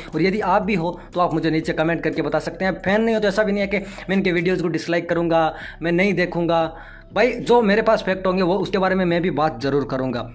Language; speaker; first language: Hindi; native; Hindi